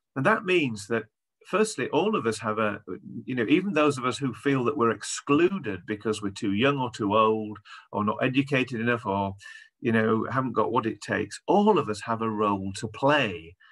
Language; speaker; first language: English; native; English